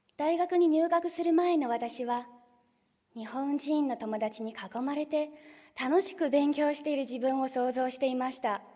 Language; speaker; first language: Japanese; non-native, fluent; Chinese